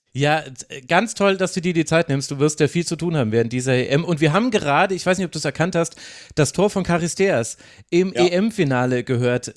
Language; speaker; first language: German; native; German